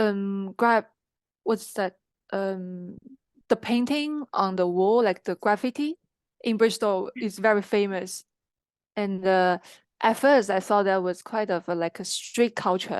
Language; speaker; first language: English; non-native, fluent; Chinese